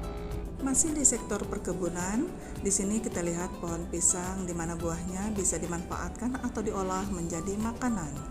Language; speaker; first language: Indonesian; native; Indonesian